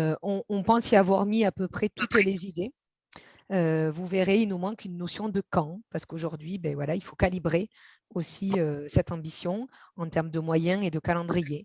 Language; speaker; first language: French; native; French